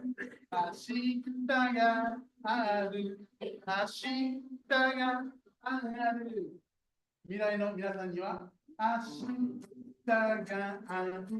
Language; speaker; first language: Japanese; native; Japanese